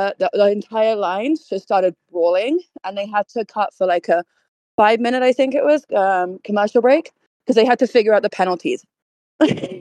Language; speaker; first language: English; native; English